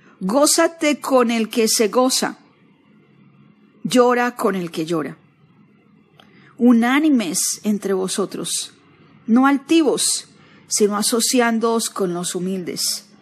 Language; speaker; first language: Spanish; native; Spanish